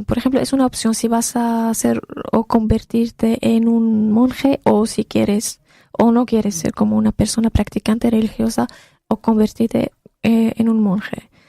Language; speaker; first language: Spanish; non-native, fluent; Arabic